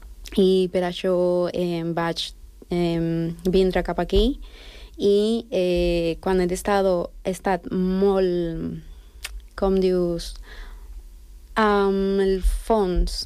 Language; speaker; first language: Catalan; non-native, fluent; Spanish